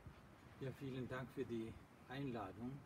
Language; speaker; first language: German; non-native, fluent; Sinhala